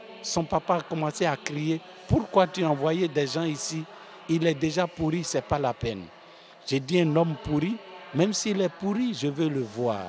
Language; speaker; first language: French; non-native, local second language; Fon